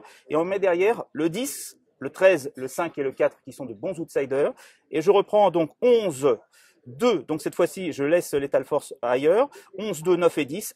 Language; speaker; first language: French; native; French